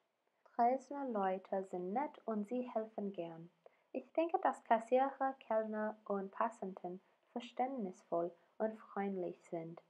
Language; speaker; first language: German; non-native, learner; English